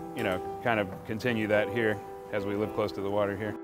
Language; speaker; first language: English; native; English